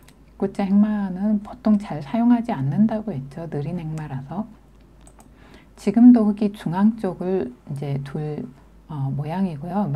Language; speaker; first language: Korean; native; Korean